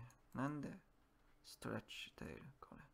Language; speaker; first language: Japanese; non-native, learner; English